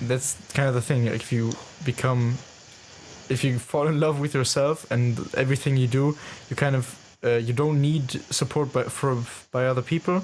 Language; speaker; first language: English; non-native, fluent; German